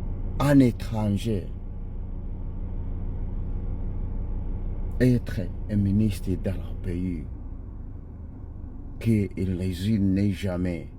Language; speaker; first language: French; non-native, learner; Ganda